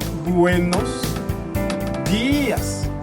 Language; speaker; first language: Spanish; non-native, fluent; Haitian Creole